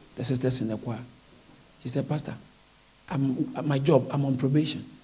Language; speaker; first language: English; non-native, local second language; Akan